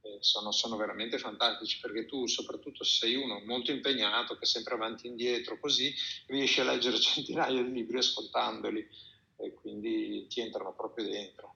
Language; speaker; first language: Italian; native; Italian